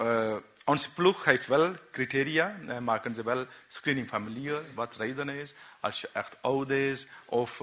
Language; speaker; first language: Dutch; non-native, learner; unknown